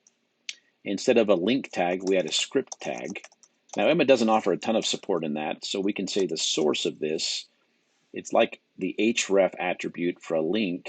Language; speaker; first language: English; native; English